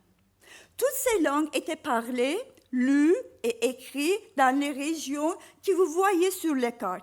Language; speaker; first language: French; non-native, fluent; Turkish